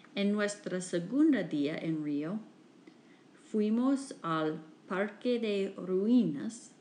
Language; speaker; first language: Spanish; non-native, fluent; English